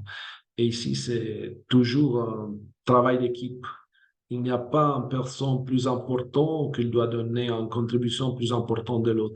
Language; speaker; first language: French; non-native, fluent; Italian